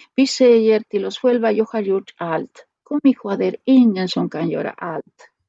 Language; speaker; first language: Swedish; non-native, fluent; Spanish